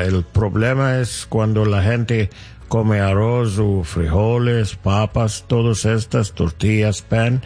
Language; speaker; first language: Spanish; non-native, learner; English